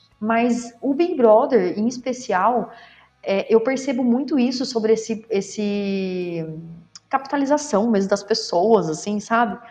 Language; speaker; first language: Portuguese; native; Portuguese